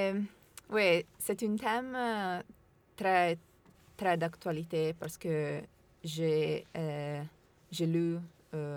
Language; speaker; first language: French; non-native, learner; Italian